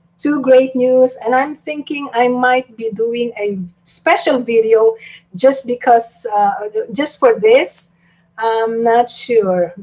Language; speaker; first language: English; non-native, local second language; Filipino